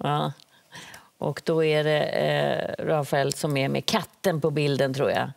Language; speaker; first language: Swedish; native; Swedish